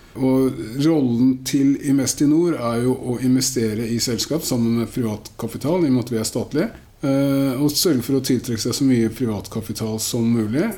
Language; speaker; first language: Norwegian; native; Norwegian